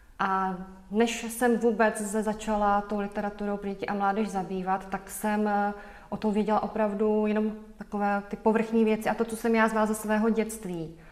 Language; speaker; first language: Czech; native; Czech